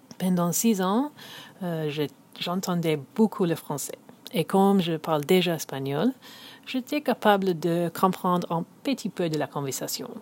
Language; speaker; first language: French; non-native, learner; English